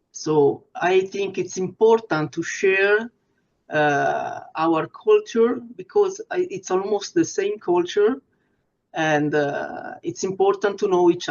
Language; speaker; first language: English; non-native, fluent; Italian